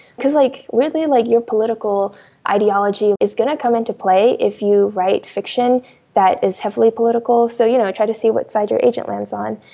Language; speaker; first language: English; early bilingual, other home language; Chinese